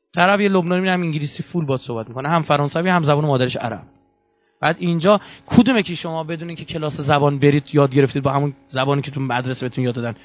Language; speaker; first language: Persian; native; Persian